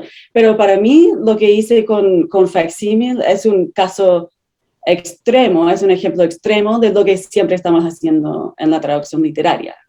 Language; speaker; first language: Spanish; non-native, fluent; English